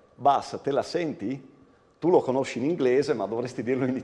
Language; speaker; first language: Italian; native; Italian